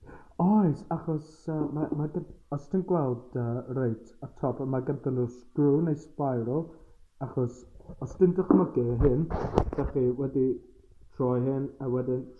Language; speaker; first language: Welsh; non-native, learner; English